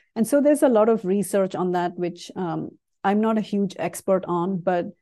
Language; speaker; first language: English; non-native, local second language; Kannada